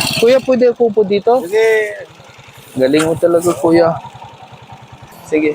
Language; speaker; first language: Filipino; non-native, learner; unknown